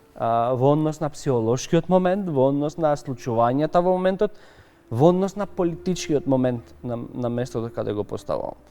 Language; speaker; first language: Macedonian; non-native, local second language; Albanian